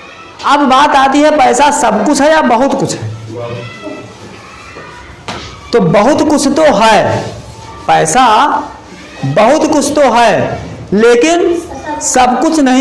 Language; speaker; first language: Hindi; native; Hindi